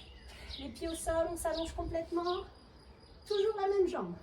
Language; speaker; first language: French; native; French